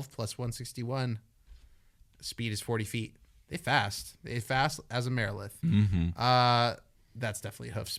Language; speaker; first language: English; native; English